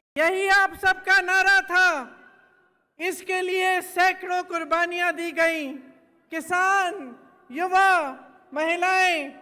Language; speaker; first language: Hindi; native; Hindi